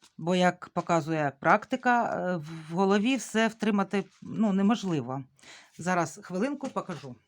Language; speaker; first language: Ukrainian; native; Ukrainian